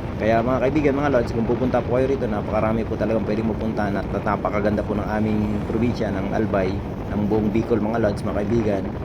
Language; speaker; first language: Filipino; non-native, local second language; Bikol